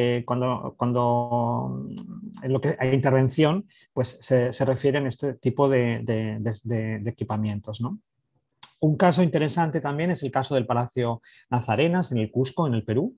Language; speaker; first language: Spanish; native; Spanish